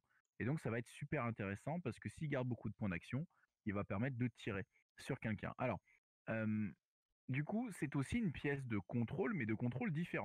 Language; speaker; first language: French; native; French